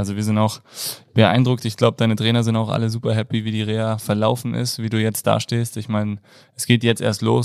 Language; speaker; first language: German; native; German